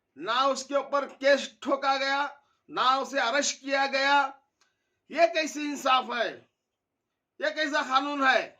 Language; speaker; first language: Hindi; native; Hindi